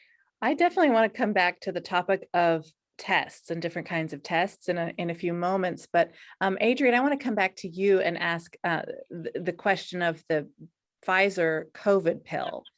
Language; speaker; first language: English; native; English